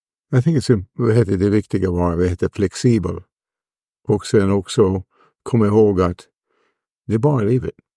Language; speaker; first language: Swedish; non-native, fluent; English